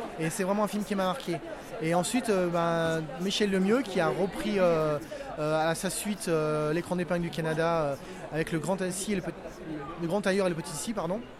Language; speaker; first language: French; native; French